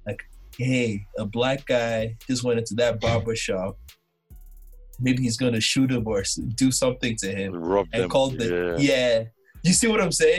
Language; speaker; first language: English; non-native, local second language; Yoruba